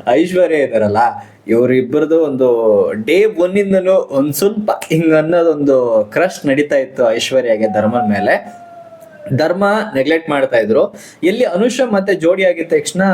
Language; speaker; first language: Kannada; native; Kannada